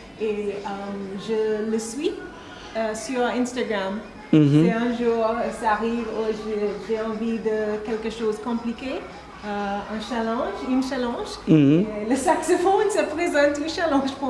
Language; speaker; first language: French; non-native, learner; English